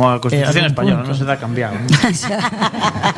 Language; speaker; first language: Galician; native; Galician